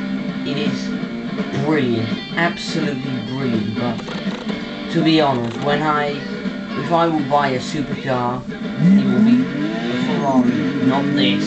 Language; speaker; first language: English; non-native, fluent; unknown